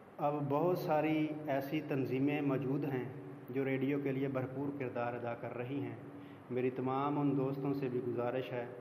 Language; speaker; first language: Urdu; non-native, local second language; Punjabi